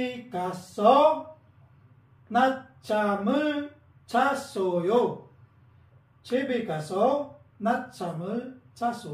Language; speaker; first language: Korean; non-native, learner; Filipino